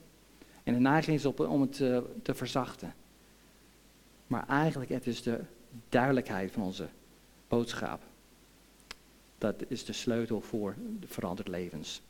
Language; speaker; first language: Dutch; non-native, fluent; English